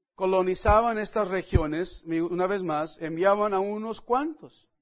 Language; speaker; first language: Spanish; non-native, fluent; English